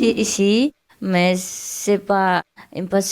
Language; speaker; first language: French; non-native, learner; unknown